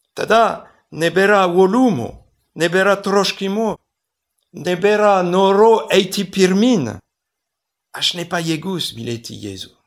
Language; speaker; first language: Lithuanian; non-native, fluent; French